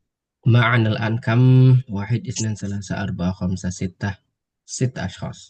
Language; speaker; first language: Arabic; non-native, fluent; Indonesian